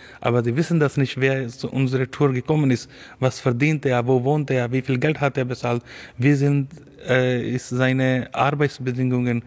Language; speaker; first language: German; non-native, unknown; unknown